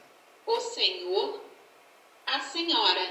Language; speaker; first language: Portuguese; non-native, learner; English